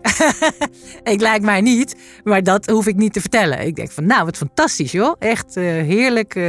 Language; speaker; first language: Dutch; native; Dutch